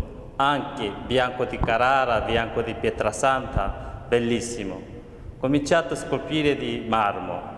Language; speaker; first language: Italian; non-native, learner; Korean